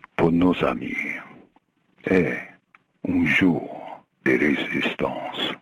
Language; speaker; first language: French; non-native, learner; English